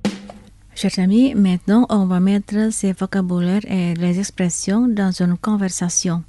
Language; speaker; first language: French; non-native, fluent; Indonesian